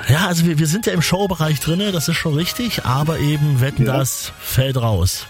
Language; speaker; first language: German; native; German